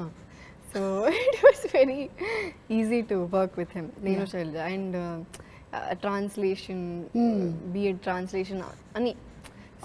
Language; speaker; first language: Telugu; non-native, learner; Malayalam